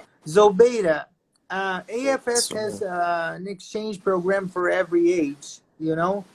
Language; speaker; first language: English; non-native, fluent; Portuguese